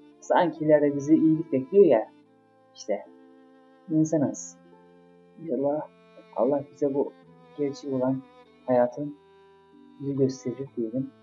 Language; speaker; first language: Turkish; native; Turkish